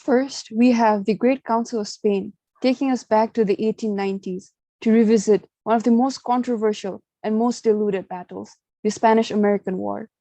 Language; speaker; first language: English; non-native, local second language; Nepali